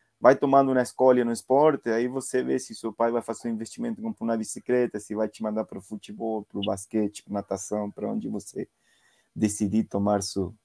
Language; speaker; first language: Portuguese; non-native, fluent; Spanish